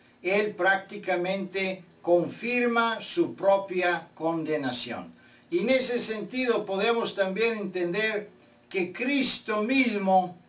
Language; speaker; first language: Spanish; non-native, fluent; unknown